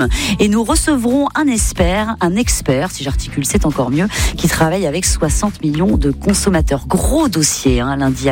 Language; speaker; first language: French; native; French